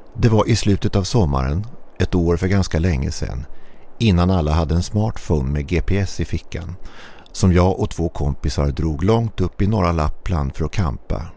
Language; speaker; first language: Swedish; native; Swedish